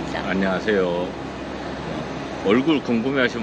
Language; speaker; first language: Korean; native; Korean